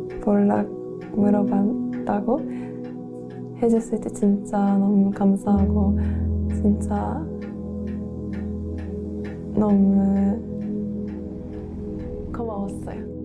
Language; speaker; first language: Korean; non-native, learner; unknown